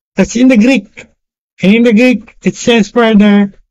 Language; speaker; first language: English; non-native, local second language; Filipino